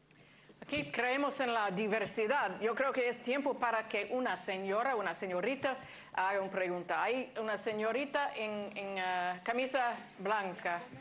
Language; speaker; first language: Spanish; non-native, fluent; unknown